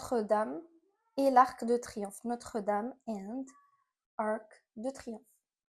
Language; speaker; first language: French; non-native, fluent; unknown